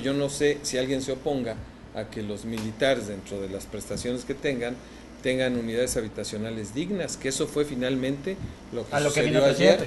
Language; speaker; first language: Spanish; native; Spanish